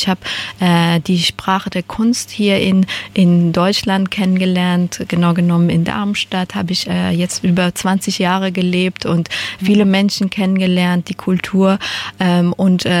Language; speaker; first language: German; non-native, fluent; Persian